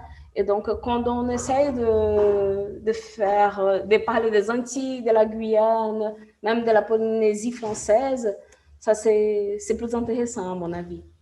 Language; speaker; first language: French; non-native, fluent; Portuguese